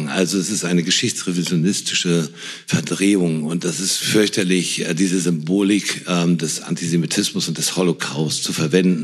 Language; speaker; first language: German; native; German